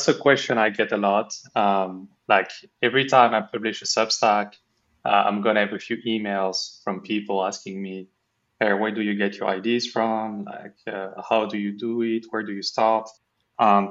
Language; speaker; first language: English; non-native, fluent; French